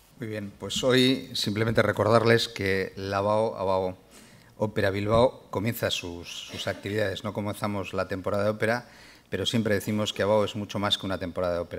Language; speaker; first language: Spanish; native; Spanish